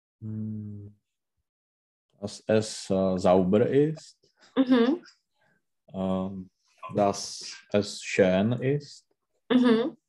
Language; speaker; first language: German; non-native, learner; Czech